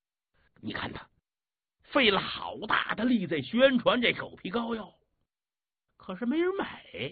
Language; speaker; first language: Chinese; native; Chinese